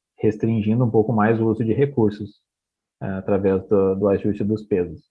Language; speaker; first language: Portuguese; native; Portuguese